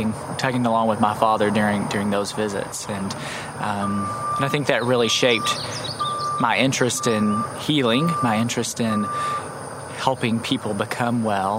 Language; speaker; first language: English; native; English